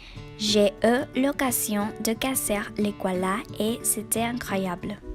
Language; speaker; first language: French; non-native, learner; Spanish